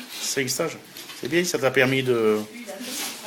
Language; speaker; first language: French; native; French